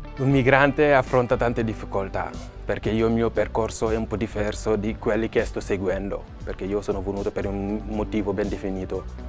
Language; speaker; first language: Italian; non-native, fluent; Wolof